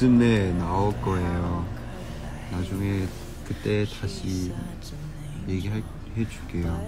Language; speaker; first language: Korean; non-native, learner; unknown